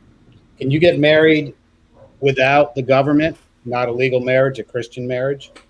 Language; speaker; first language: English; native; English